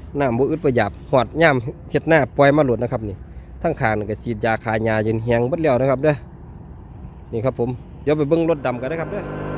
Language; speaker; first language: Thai; non-native, local second language; Northeastern Thai